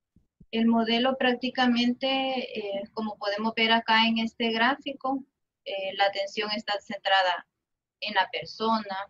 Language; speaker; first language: Spanish; native; Spanish